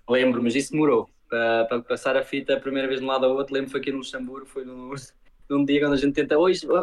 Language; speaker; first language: Portuguese; early bilingual, heritage; Portuguese